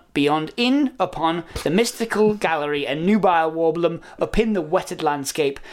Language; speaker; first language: English; native; English